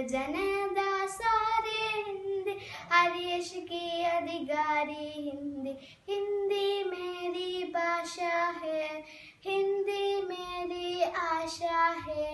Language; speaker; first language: Hindi; non-native, local second language; Malayalam